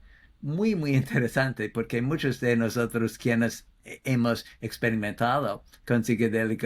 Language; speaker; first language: Spanish; non-native, fluent; English